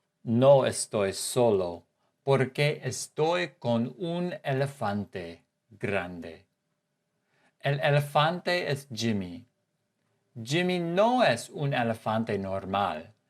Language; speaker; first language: Spanish; non-native, fluent; English